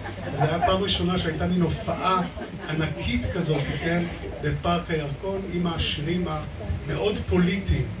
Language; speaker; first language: Hebrew; native; Hebrew